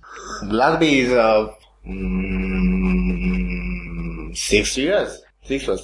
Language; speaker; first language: English; non-native, learner; Japanese